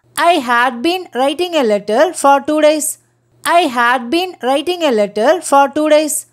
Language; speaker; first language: English; non-native, local second language; Tamil